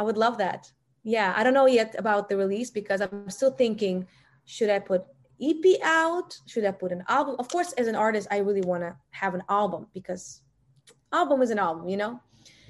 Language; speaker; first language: English; non-native, fluent; Russian